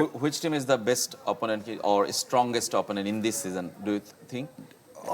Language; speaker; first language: English; non-native, learner; Bangla